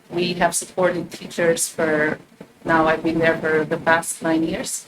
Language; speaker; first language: English; non-native, fluent; Albanian